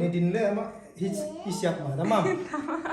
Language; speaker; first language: Turkish; non-native, learner; Indonesian